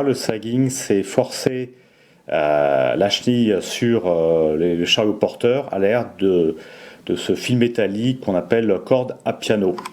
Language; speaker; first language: French; native; French